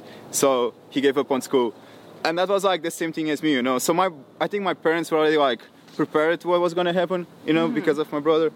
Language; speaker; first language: English; non-native, fluent; Portuguese